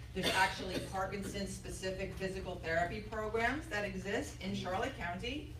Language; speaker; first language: English; native; English